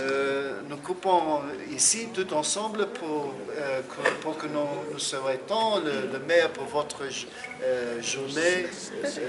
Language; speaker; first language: French; non-native, learner; Greek